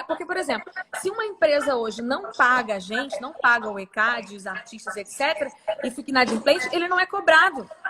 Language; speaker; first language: Portuguese; native; Portuguese